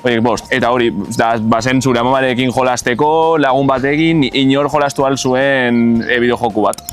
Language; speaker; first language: Basque; non-native, local second language; Spanish